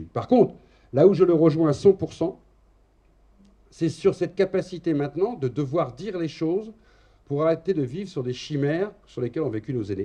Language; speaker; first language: French; native; French